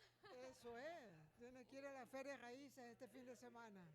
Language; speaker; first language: Spanish; native; Spanish